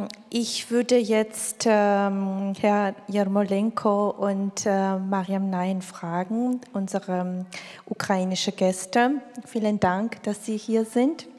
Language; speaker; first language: German; non-native, fluent; Georgian